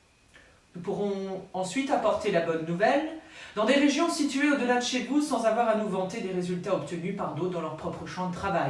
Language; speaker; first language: French; native; French